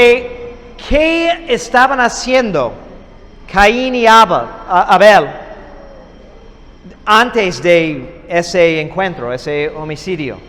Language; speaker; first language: Spanish; non-native, fluent; English